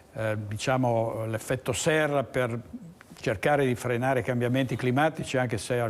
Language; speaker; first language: Italian; native; Italian